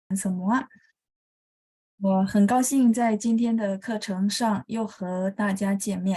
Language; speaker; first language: Chinese; non-native, fluent; Indonesian